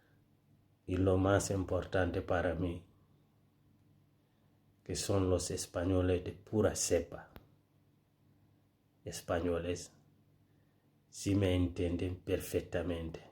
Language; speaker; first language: Spanish; non-native, fluent; Fula